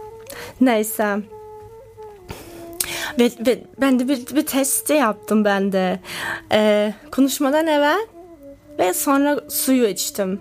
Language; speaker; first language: Turkish; early bilingual, heritage; Turkish